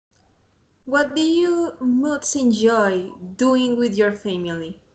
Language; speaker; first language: English; non-native, fluent; Spanish